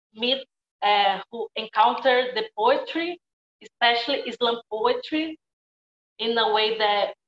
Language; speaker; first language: English; non-native, fluent; Portuguese